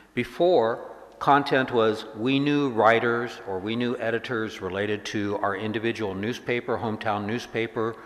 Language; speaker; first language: English; native; English